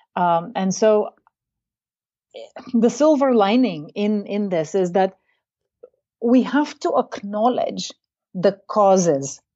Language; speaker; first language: English; non-native, fluent; Bulgarian